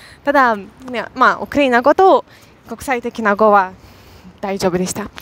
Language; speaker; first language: Japanese; non-native, fluent; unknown